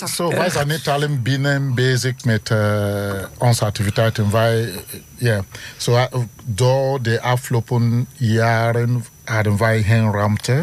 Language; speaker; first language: Dutch; non-native, fluent; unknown